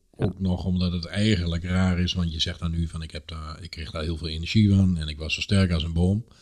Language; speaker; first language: Dutch; native; Dutch